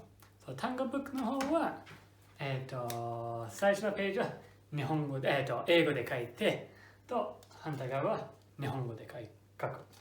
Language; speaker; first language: Japanese; non-native, fluent; English